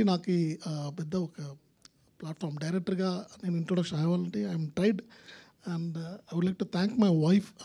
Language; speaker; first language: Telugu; non-native, learner; Tamil